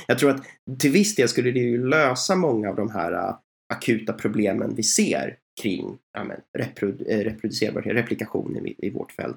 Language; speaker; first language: Swedish; native; Swedish